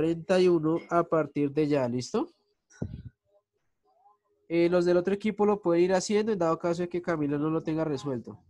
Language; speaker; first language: Spanish; native; Spanish